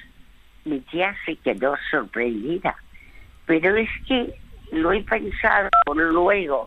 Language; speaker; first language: Spanish; early bilingual, other home language; French